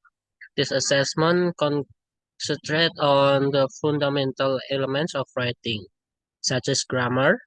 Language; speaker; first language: English; non-native, learner; Indonesian